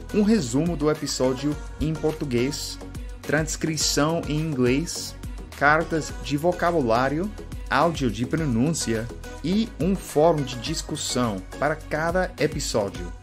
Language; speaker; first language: Portuguese; non-native, fluent; English